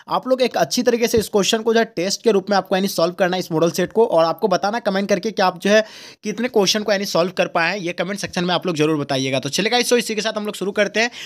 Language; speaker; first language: Hindi; native; Hindi